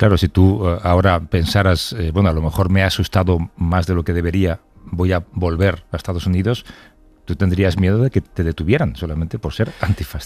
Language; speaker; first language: Spanish; native; Spanish